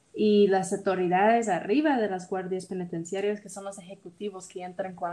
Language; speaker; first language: Spanish; non-native, fluent; English